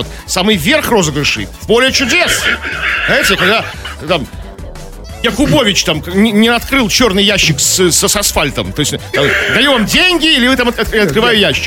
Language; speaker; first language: Russian; native; Russian